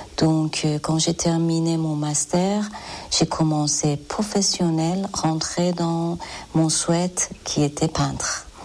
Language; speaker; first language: French; non-native, learner; Persian